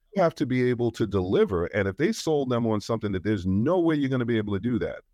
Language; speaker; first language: English; native; English